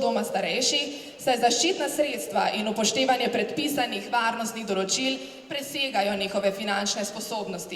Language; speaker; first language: Slovenian; native; Slovenian